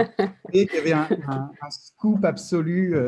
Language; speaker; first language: French; native; French